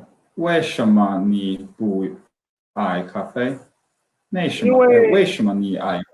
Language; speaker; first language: Chinese; non-native, learner; Swedish